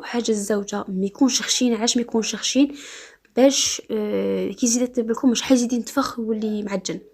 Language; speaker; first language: Arabic; native; Arabic